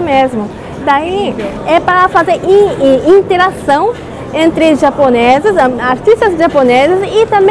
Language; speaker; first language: Portuguese; non-native, learner; Japanese